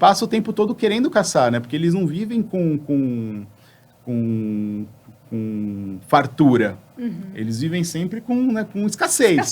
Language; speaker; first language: Portuguese; native; Portuguese